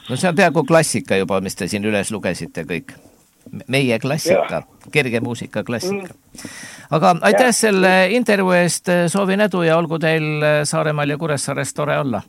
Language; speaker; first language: Estonian; native; Estonian